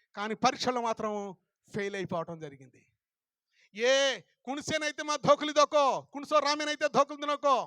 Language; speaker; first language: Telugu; non-native, local second language; Lambadi